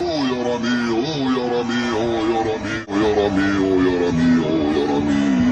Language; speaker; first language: Arabic; native; Arabic